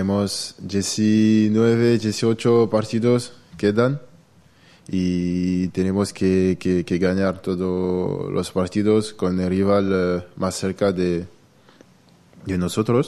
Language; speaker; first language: Spanish; non-native, learner; French